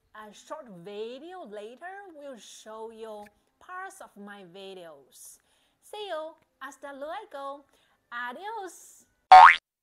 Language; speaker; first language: English; non-native, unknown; Chinese